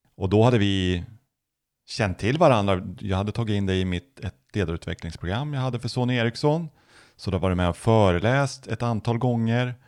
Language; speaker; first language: Swedish; native; Swedish